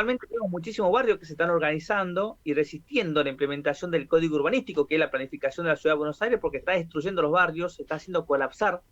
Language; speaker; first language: Spanish; native; Spanish